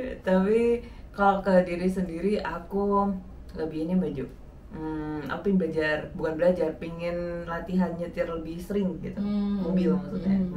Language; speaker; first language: Indonesian; native; Indonesian